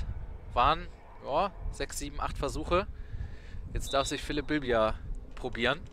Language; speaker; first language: German; native; German